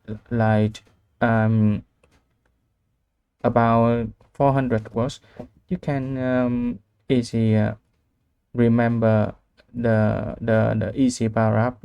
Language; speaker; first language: English; non-native, learner; Vietnamese